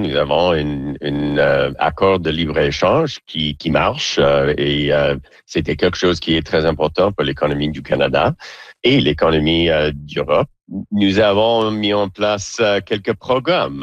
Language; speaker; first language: French; non-native, learner; English